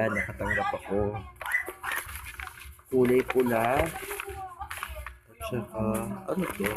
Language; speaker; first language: Filipino; native; Filipino